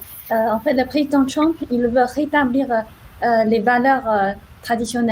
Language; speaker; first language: French; non-native, fluent; Chinese